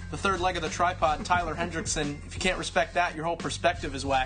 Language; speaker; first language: English; native; English